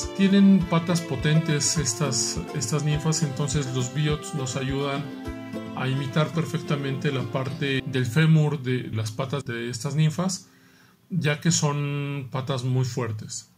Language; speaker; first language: Spanish; native; Spanish